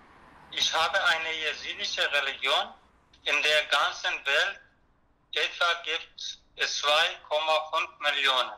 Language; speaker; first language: German; non-native, learner; Kurdish